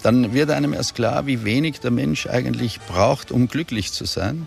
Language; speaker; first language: German; native; German